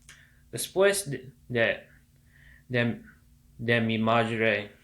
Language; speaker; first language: Spanish; non-native, learner; English